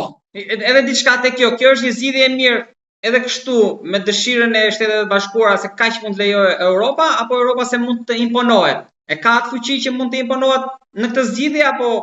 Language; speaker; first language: Albanian; native; Albanian